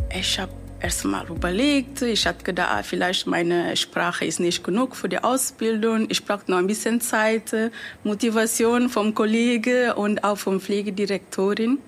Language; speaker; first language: German; non-native, fluent; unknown